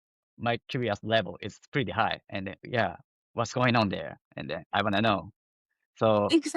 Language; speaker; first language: English; non-native, fluent; Japanese